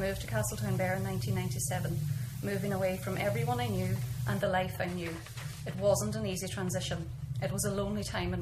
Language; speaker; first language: English; native; English